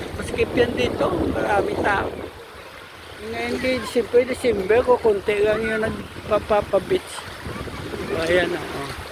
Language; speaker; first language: Filipino; non-native, local second language; Hiligaynon